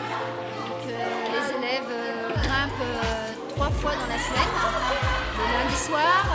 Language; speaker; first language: French; native; French